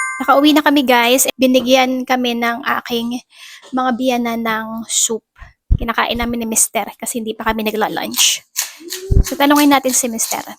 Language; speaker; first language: Filipino; native; Filipino